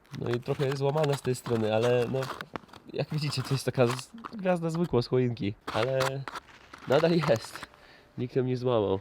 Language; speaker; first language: Polish; non-native, fluent; Russian